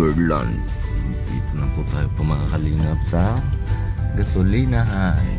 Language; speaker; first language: Filipino; non-native, local second language; Bikol